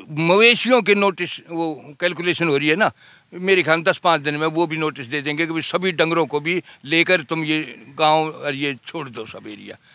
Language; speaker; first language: Hindi; native; Hindi